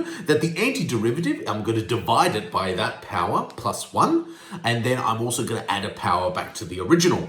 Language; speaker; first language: English; native; English